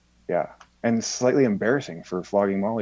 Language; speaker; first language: English; native; English